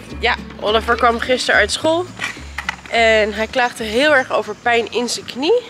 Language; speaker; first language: Dutch; native; Dutch